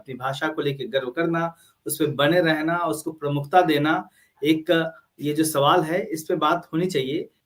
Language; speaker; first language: Hindi; native; Hindi